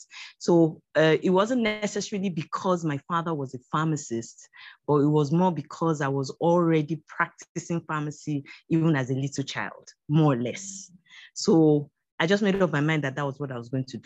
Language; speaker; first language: English; non-native, local second language; Yoruba